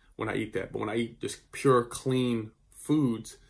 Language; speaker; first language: English; native; English